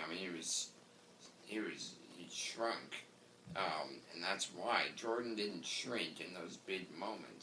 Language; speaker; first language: English; native; English